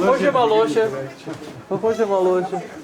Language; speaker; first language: Russian; non-native, fluent; Dutch